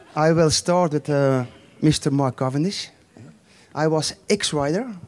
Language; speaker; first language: English; non-native, fluent; Dutch